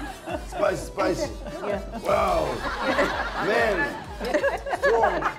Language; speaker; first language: English; non-native, learner; Korean